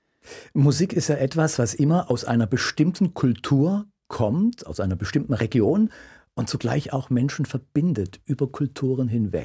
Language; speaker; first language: German; native; German